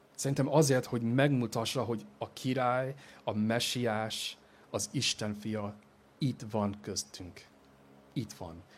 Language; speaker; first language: Hungarian; non-native, fluent; English